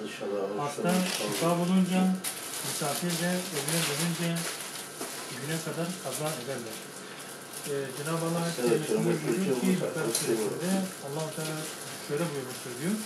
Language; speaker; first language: Turkish; native; Turkish